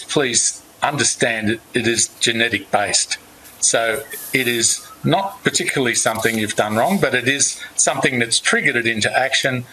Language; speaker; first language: English; native; English